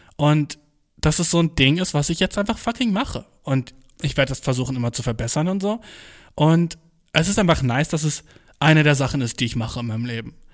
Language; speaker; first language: German; early bilingual, other home language; Turkish